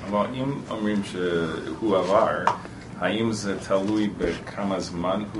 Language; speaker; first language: Hebrew; non-native, fluent; English